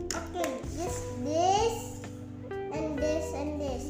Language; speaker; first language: English; non-native, learner; Indonesian